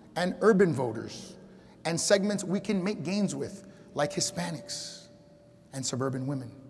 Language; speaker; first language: English; native; English